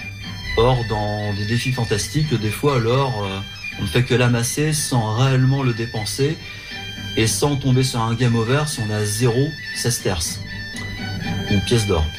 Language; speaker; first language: French; native; French